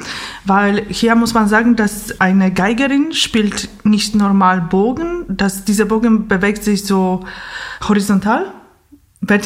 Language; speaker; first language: German; non-native, fluent; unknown